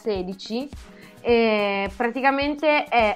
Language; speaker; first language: Italian; native; Italian